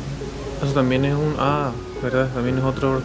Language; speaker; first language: Spanish; native; Spanish